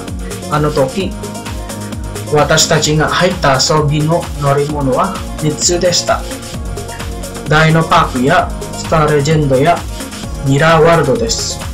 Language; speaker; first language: Japanese; non-native, learner; Indonesian